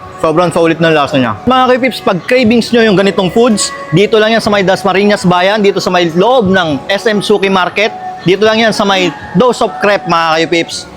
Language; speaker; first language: Filipino; native; Filipino